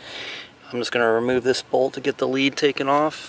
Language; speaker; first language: English; native; English